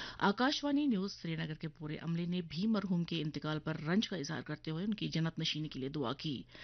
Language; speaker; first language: Urdu; non-native, local second language; Kashmiri